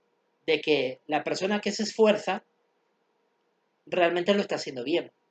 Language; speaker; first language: Spanish; native; Spanish